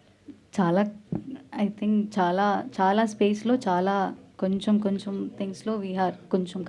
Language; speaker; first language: Telugu; non-native, learner; Malayalam